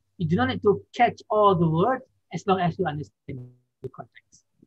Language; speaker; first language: English; non-native, fluent; Indonesian